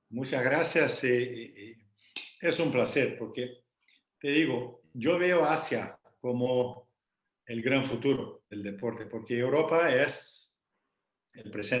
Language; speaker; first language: Spanish; non-native, fluent; Portuguese